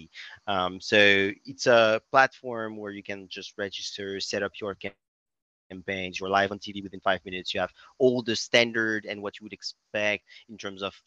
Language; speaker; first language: English; non-native, fluent; French